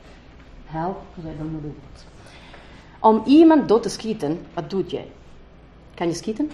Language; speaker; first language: Dutch; non-native, fluent; Italian